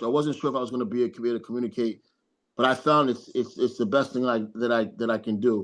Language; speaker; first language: English; native; English